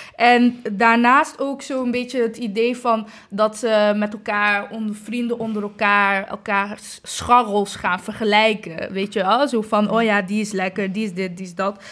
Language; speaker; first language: Dutch; early bilingual, other home language; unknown